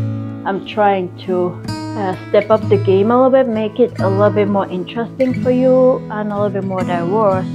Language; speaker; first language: English; non-native, fluent; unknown